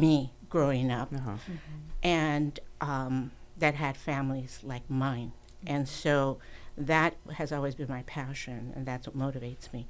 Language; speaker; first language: English; native; English